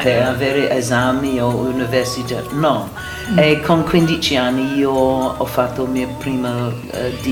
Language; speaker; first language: Italian; non-native, learner; English